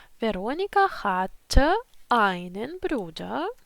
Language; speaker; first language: German; non-native, fluent; Ukrainian